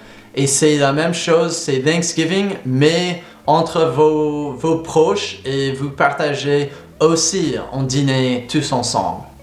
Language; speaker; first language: French; non-native, fluent; English